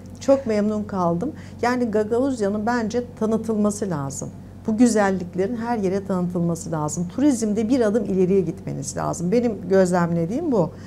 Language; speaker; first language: Turkish; native; Turkish